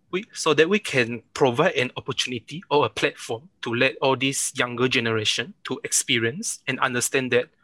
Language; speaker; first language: English; non-native, local second language; Chinese